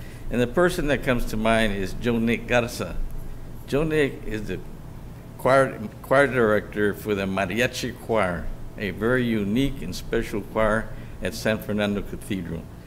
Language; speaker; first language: English; native; English